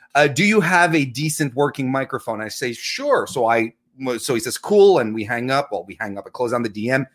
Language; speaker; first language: English; native; English